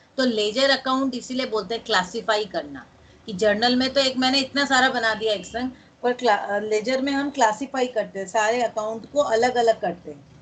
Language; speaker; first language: Hindi; non-native, local second language; Bangla